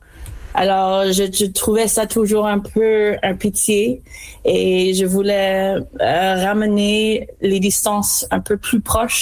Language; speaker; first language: French; non-native, fluent; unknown